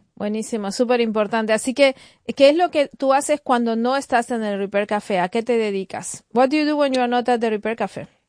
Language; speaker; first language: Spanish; native; Spanish